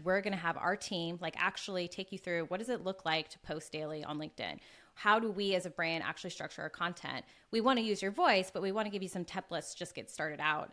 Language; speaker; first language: English; native; English